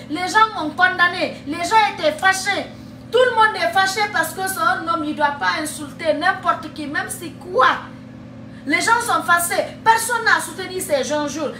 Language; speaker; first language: French; non-native, local second language; Fula